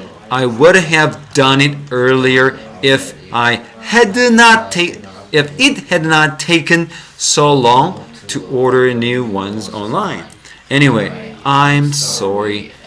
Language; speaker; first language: English; non-native, fluent; Korean